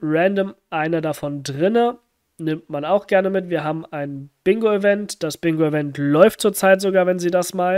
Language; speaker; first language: German; native; German